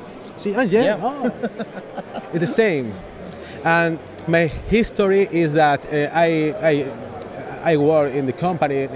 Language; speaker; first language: English; non-native, learner; Spanish